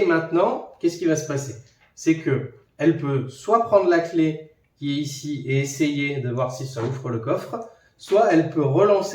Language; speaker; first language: French; native; French